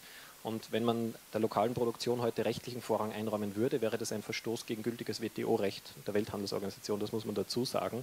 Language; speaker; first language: German; native; German